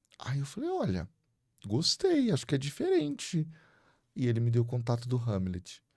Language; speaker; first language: Portuguese; native; Portuguese